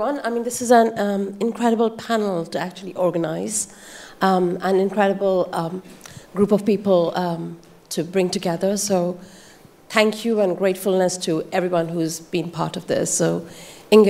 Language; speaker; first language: English; non-native, local second language; Bangla